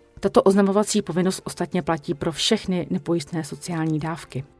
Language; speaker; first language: Czech; native; Czech